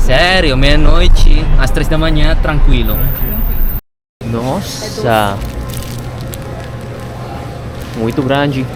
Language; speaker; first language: Portuguese; non-native, learner; Indonesian